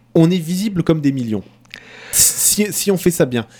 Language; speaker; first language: French; native; French